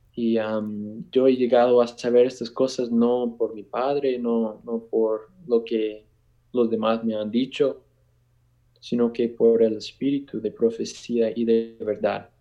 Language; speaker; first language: Spanish; non-native, fluent; English